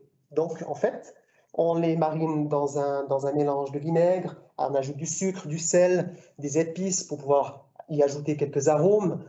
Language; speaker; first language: French; native; French